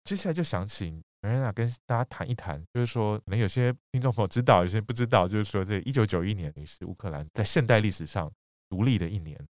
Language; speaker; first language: Chinese; native; Chinese